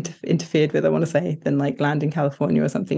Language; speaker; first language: English; native; English